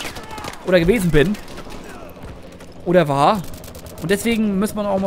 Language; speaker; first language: German; native; German